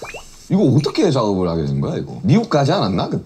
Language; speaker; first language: Korean; native; Korean